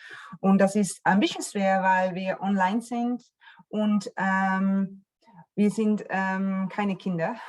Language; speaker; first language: German; non-native, learner; Dutch